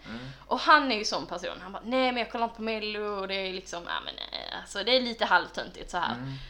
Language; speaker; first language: Swedish; native; Swedish